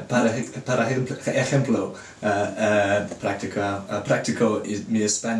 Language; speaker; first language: Spanish; non-native, learner; English